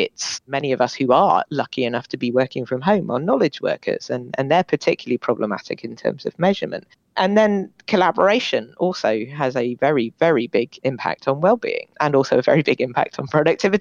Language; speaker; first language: English; native; English